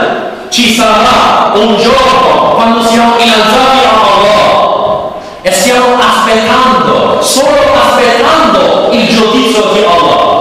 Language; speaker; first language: Italian; non-native, learner; English